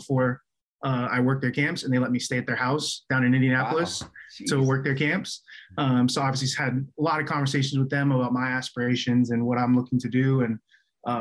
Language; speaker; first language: English; early bilingual, other home language; Chinese